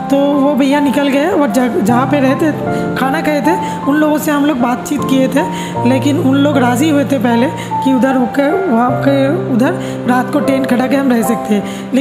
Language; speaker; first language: Hindi; non-native, local second language; Bangla